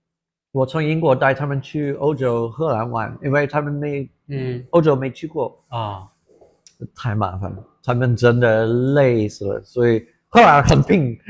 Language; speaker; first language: Chinese; non-native, fluent; English